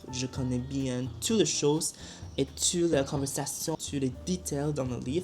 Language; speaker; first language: French; non-native, learner; Chinese